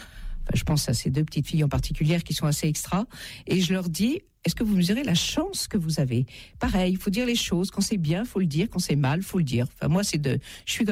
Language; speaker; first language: French; native; French